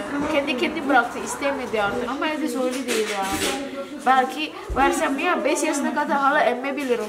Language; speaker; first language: Turkish; non-native, learner; Indonesian